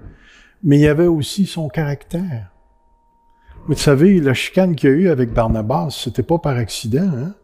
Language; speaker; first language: French; native; French